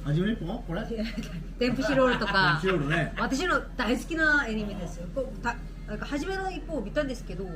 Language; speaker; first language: Japanese; non-native, learner; Korean